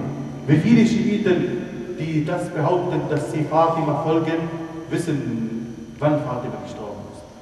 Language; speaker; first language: German; non-native, fluent; Arabic